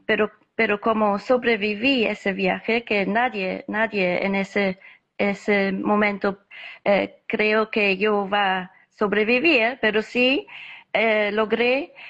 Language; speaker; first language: Spanish; non-native, fluent; English